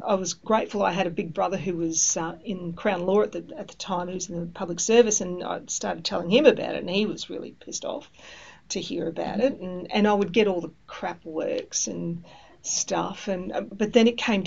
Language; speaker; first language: English; early bilingual, other home language; Greek